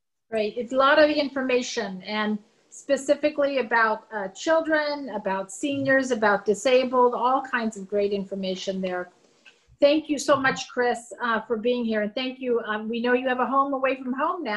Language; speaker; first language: English; native; English